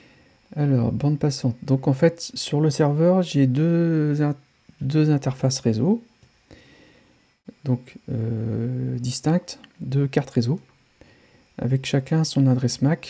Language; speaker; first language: French; native; French